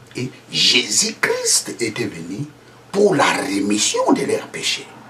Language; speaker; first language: French; non-native, local second language; Lingala